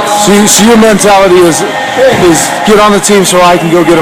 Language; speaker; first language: English; native; English